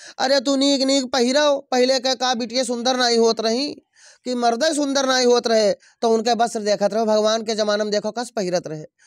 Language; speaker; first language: Hindi; native; Hindi